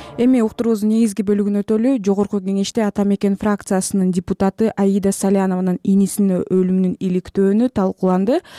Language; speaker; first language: Kyrgyz; native; Kyrgyz